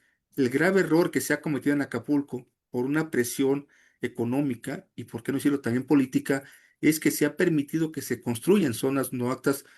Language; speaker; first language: Spanish; native; Spanish